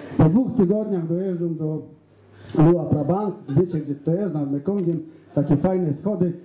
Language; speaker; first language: Polish; native; Polish